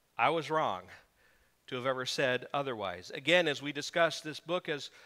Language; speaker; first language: English; native; English